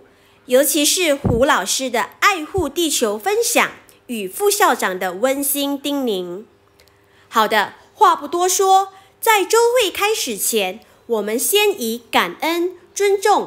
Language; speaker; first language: Chinese; native; Chinese